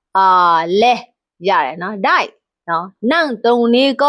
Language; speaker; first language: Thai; non-native, fluent; Burmese